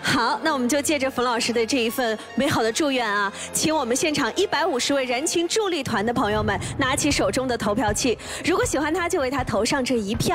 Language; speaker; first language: Chinese; native; Chinese